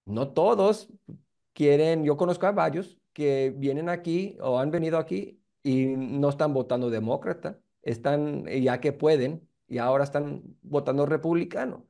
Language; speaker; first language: Spanish; early bilingual, heritage; Spanish